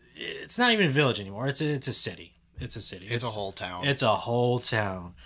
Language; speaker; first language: English; native; English